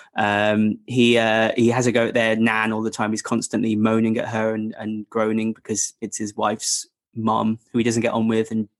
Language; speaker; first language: English; native; English